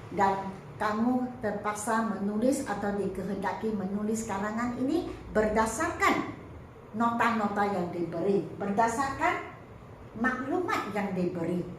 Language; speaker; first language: Malay; non-native, local second language; Chinese